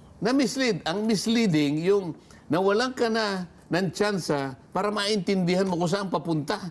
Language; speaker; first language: Filipino; non-native, local second language; Pampanga